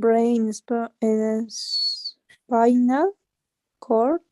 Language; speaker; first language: English; non-native, learner; Spanish